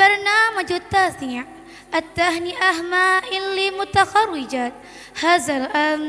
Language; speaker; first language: Arabic; non-native, learner; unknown